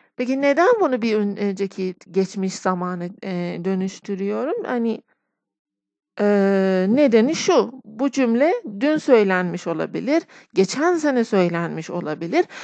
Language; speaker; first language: Turkish; non-native, fluent; Persian